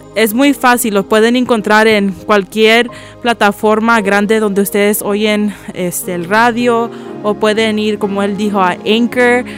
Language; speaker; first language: Spanish; early bilingual, heritage; Spanish